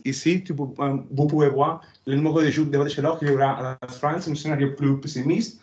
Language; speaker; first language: French; non-native, fluent; Spanish